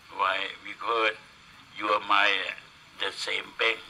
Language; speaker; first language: English; non-native, learner; Thai